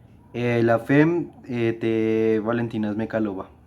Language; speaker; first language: French; non-native, learner; Spanish